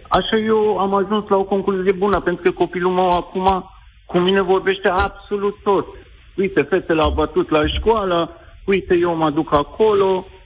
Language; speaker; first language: Romanian; non-native, fluent; Persian